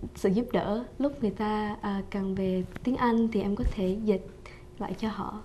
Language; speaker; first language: Vietnamese; early bilingual, heritage; Vietnamese